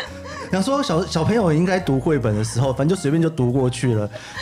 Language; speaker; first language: Chinese; native; Chinese